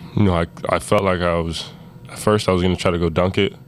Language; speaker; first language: English; native; English